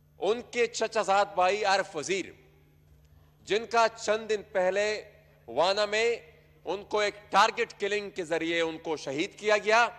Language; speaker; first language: Urdu; non-native, local second language; Pashto